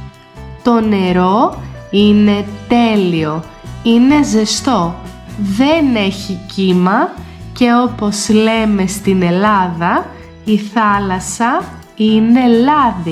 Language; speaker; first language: Greek; native; Greek